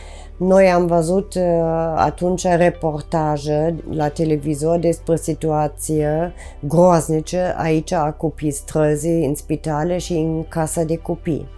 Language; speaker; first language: Romanian; non-native, fluent; German